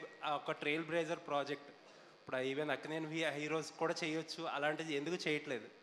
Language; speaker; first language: Telugu; native; Telugu